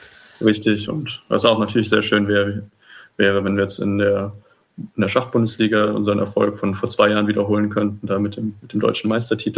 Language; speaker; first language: German; native; German